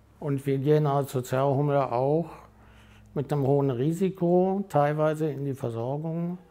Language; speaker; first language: German; native; German